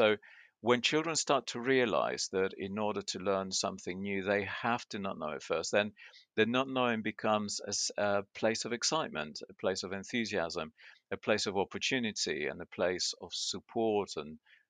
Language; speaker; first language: English; early bilingual, other home language; Spanish